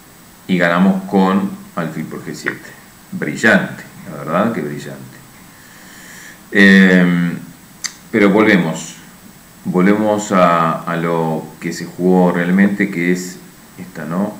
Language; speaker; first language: Spanish; native; Spanish